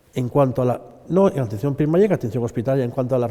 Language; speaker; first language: Spanish; native; Spanish